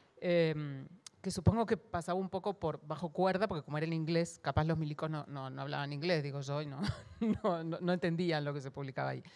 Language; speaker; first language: Spanish; native; Spanish